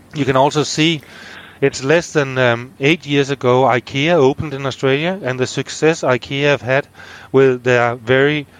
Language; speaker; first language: English; non-native, fluent; Danish